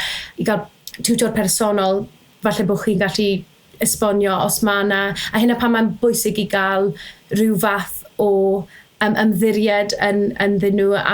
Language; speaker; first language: Welsh; native; Welsh